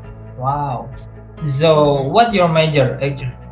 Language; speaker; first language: English; non-native, learner; Indonesian